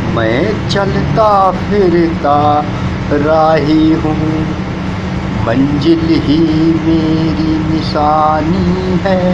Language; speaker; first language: Hindi; native; Hindi